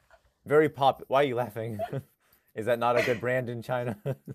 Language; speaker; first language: English; non-native, fluent; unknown